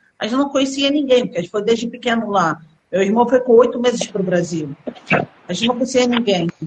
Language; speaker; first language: Portuguese; early bilingual, other home language; Arabic